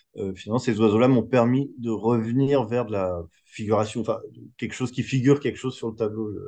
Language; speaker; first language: French; native; French